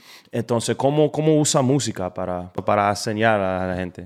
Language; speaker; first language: Spanish; non-native, learner; English